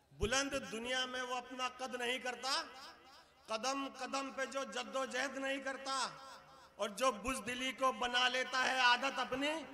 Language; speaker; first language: Urdu; native; Urdu